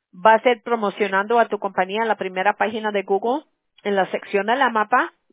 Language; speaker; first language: Spanish; early bilingual, heritage; Spanish